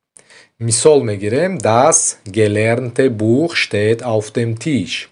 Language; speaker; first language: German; non-native, fluent; Tajik